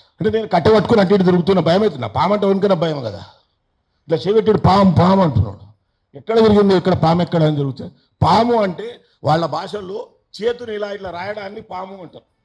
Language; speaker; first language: Telugu; native; Telugu